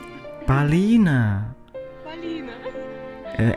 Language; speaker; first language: English; non-native, fluent; Indonesian